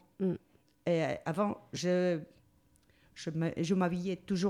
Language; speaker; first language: French; non-native, learner; Spanish